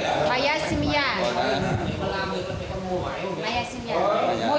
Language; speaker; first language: Russian; non-native, learner; Vietnamese